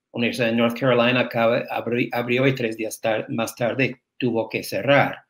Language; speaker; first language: Spanish; non-native, fluent; English